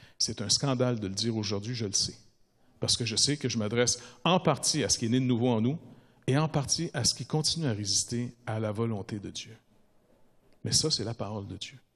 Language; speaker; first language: French; native; French